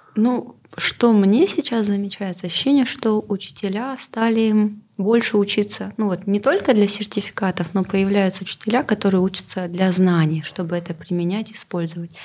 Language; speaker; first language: Russian; non-native, local second language; Kazakh